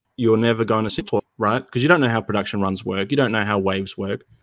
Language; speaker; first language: English; native; English